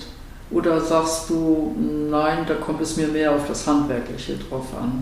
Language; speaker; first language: German; native; German